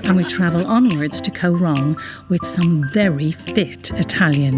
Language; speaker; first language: English; native; English